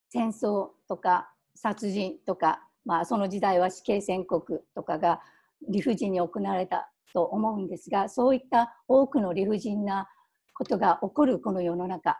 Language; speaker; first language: Japanese; native; Japanese